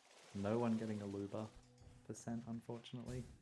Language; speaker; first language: English; native; English